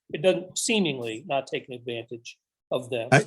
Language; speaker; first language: English; native; English